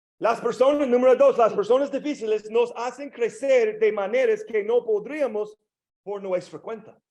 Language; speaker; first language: Spanish; non-native, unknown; English